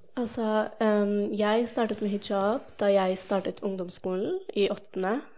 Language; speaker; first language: Norwegian; early bilingual, other home language; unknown